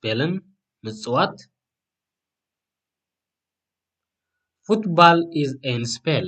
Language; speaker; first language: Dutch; non-native, learner; Tigrinya